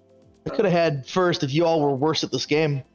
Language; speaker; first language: English; native; English